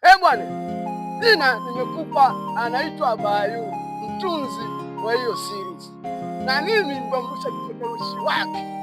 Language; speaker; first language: Swahili; native; Swahili